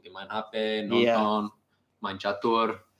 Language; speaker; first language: Indonesian; non-native, learner; English